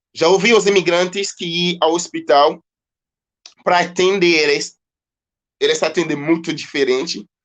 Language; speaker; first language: Portuguese; non-native, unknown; Haitian Creole